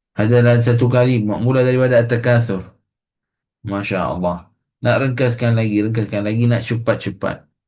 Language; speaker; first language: Malay; non-native, fluent; Arabic